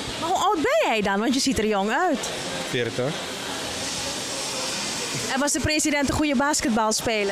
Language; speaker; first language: Dutch; native; Dutch